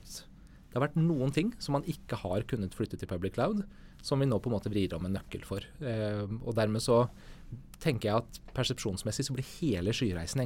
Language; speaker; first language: Norwegian; native; Norwegian